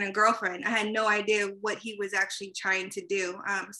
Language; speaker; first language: English; native; English